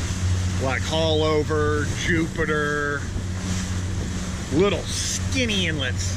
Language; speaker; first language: English; native; English